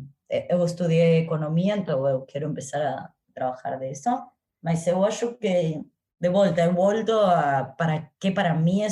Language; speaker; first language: Portuguese; non-native, learner; Spanish